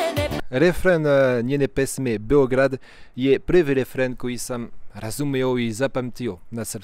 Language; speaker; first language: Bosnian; non-native, fluent; French